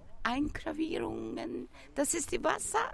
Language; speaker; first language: German; non-native, learner; Turkish